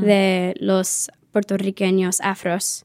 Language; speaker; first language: Spanish; early bilingual, heritage; Spanish